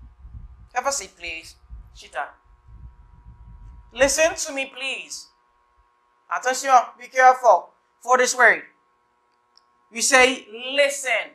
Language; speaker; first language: English; non-native, fluent; Haitian Creole